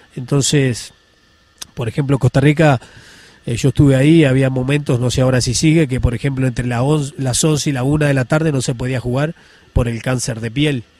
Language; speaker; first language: Spanish; native; Spanish